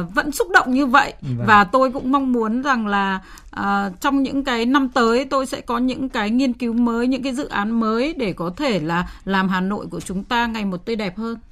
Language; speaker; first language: Vietnamese; native; Vietnamese